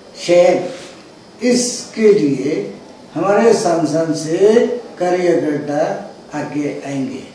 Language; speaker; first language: Hindi; non-native, local second language; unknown